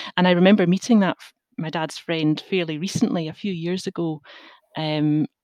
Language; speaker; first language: English; native; English